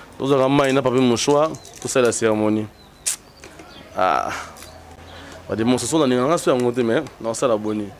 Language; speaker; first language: Lingala; non-native, local second language; Kongo